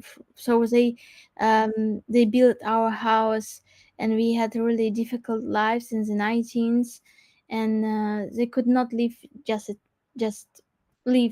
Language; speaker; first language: English; non-native, learner; Crimean Tatar